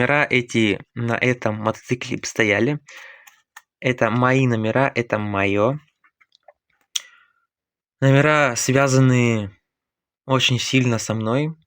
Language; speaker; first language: Russian; native; Russian